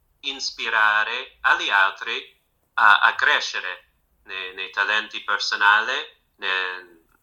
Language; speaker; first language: Italian; non-native, fluent; English